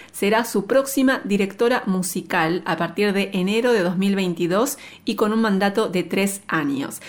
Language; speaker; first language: Spanish; native; Spanish